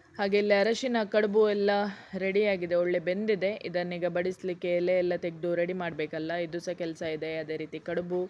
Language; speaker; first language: Kannada; native; Kannada